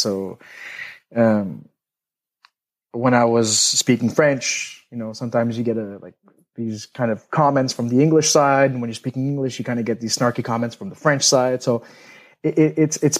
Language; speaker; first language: English; native; English